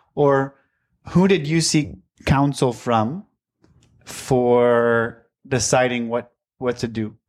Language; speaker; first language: English; native; English